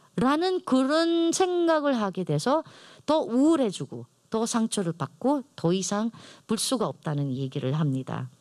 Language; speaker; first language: Korean; non-native, fluent; Filipino